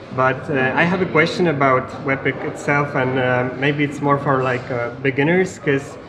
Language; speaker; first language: English; non-native, fluent; Polish